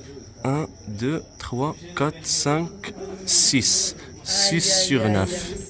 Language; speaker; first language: French; non-native, learner; Arabic